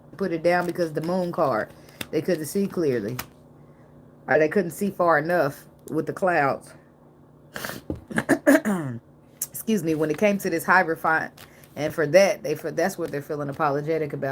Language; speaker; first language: English; native; English